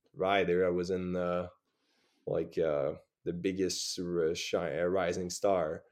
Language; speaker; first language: English; native; English